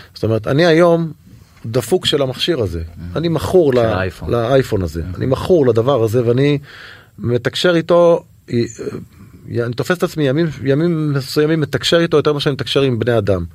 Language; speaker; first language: Hebrew; native; Hebrew